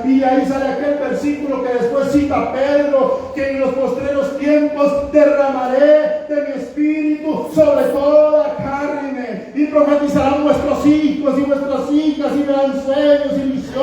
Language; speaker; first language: Spanish; native; Spanish